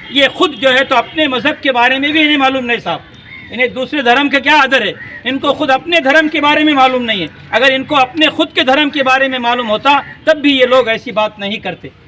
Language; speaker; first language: Urdu; native; Urdu